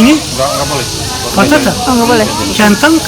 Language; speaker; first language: Indonesian; non-native, learner; Turkish